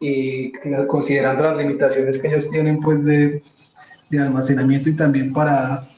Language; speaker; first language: Spanish; native; Spanish